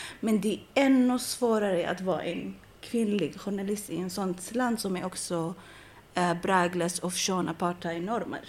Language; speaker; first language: Swedish; non-native, fluent; Arabic